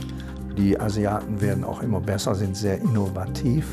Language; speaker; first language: German; native; German